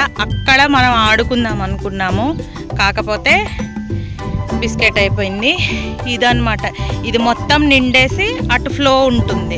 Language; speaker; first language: Telugu; native; Telugu